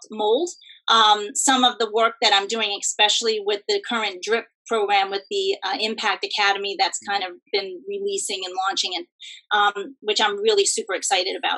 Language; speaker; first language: English; native; English